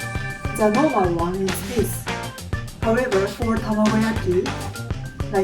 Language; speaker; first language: English; non-native, learner; Japanese